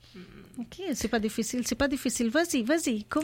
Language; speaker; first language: French; non-native, learner; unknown